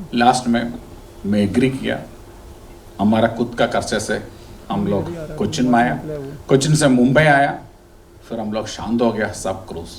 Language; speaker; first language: Hindi; non-native, local second language; Malayalam